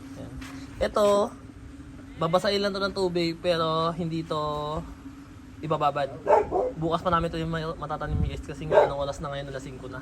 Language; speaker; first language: Filipino; native; Filipino